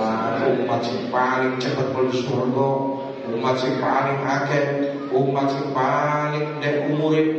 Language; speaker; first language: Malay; non-native, local second language; Javanese